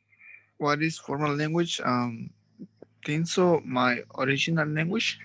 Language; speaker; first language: English; non-native, learner; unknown